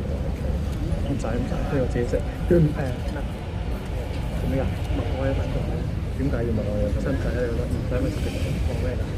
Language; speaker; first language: Cantonese; native; Cantonese